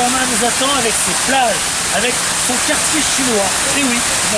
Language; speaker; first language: French; native; French